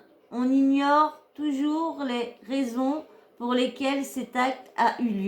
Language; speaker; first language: French; native; French